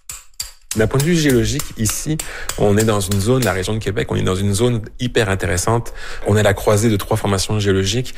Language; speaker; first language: French; native; French